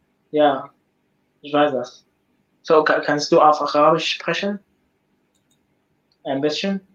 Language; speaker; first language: German; non-native, learner; Arabic